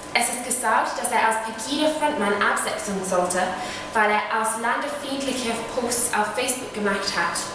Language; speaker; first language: German; non-native, learner; English